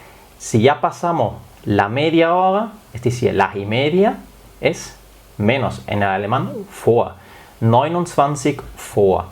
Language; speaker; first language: Spanish; non-native, fluent; German